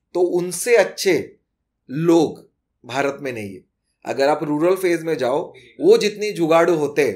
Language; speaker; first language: Hindi; non-native, local second language; Marathi